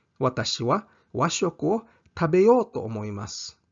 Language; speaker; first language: Japanese; non-native, fluent; English